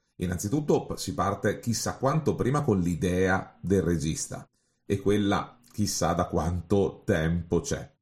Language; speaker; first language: Italian; native; Italian